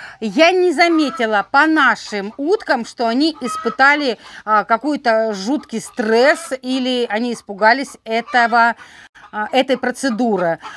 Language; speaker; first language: Russian; native; Russian